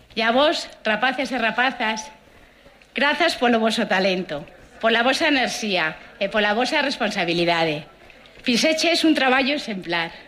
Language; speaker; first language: Galician; non-native, local second language; Spanish